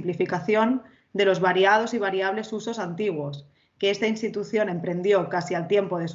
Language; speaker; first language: Spanish; native; Spanish